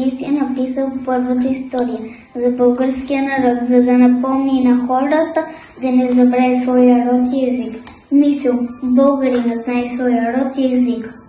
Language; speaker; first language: Bulgarian; early bilingual, heritage; Bulgarian